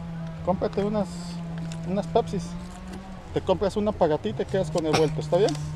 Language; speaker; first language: Spanish; native; Spanish